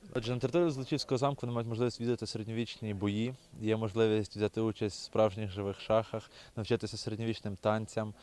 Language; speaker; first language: Ukrainian; native; Ukrainian